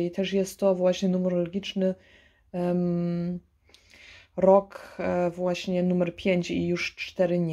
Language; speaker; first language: Polish; early bilingual, heritage; Polish